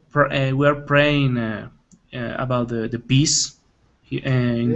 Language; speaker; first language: English; non-native, learner; Spanish